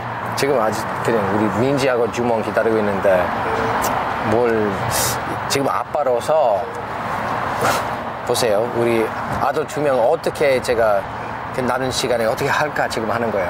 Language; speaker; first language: Korean; non-native, fluent; English